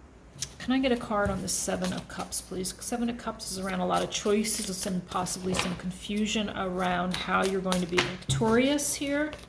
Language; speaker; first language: English; native; English